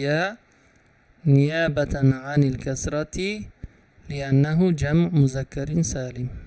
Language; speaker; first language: Arabic; non-native, fluent; Uzbek